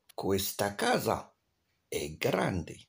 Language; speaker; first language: Italian; non-native, fluent; Arabic